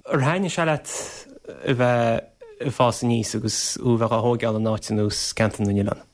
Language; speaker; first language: Irish; native; Irish